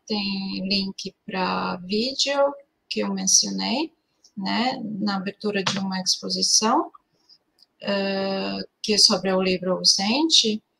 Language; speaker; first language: Portuguese; non-native, fluent; Serbian